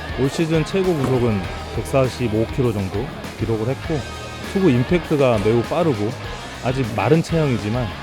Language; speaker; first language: Korean; native; Korean